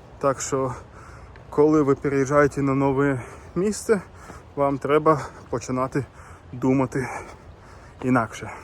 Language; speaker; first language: Ukrainian; non-native, local second language; Russian